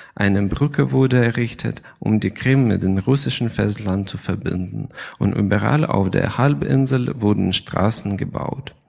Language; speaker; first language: German; non-native, fluent; Ukrainian